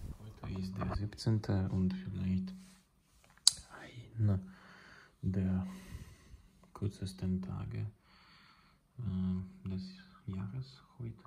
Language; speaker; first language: German; non-native, learner; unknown